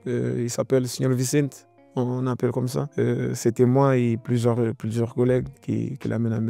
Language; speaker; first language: French; non-native, learner; Portuguese